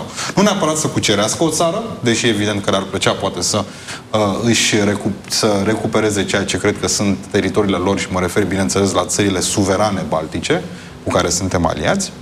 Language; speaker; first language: Romanian; native; Romanian